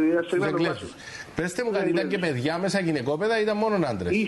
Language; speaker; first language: Greek; native; Greek